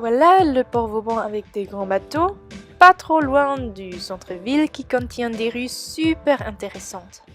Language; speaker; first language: French; non-native, local second language; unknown